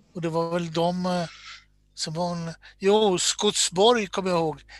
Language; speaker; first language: Swedish; native; Swedish